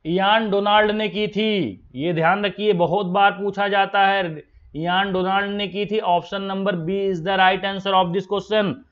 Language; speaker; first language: Hindi; native; Hindi